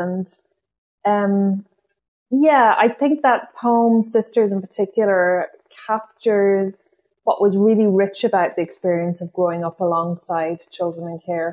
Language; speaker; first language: English; non-native, local second language; Irish